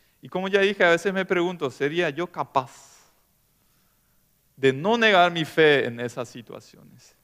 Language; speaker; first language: Spanish; non-native, local second language; German